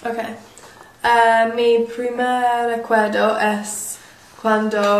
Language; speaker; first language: Spanish; non-native, learner; English